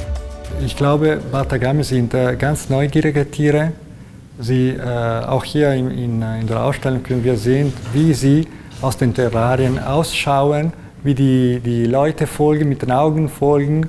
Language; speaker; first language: German; non-native, local second language; Italian